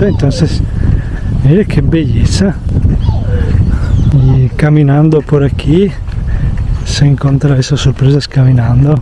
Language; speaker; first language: Spanish; non-native, fluent; Italian